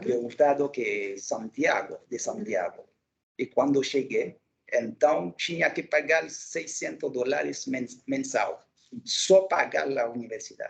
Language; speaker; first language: Portuguese; non-native, local second language; Haitian Creole